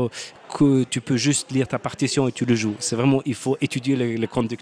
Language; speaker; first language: French; non-native, fluent; German